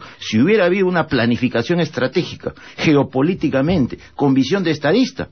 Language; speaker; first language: Spanish; native; Spanish